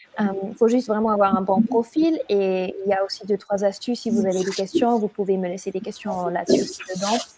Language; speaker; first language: French; non-native, fluent; German